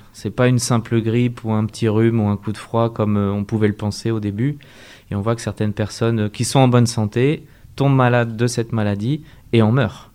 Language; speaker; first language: French; native; French